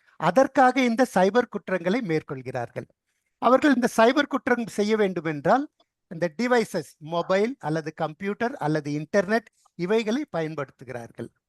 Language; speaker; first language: Tamil; non-native, local second language; Telugu